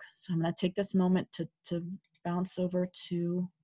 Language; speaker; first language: English; native; English